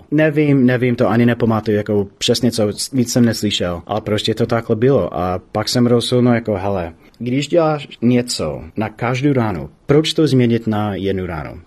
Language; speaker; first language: Czech; non-native, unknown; English